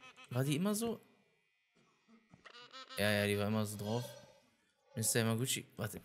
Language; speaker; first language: German; native; German